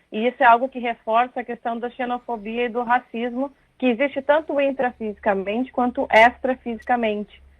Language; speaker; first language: Portuguese; native; Portuguese